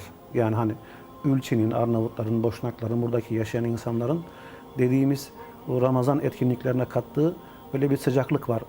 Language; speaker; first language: Turkish; native; Turkish